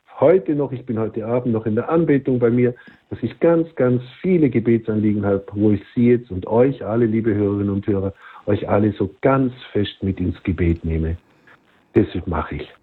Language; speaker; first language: German; native; German